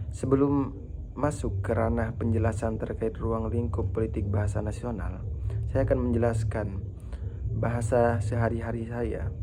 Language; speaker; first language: Indonesian; non-native, local second language; Madurese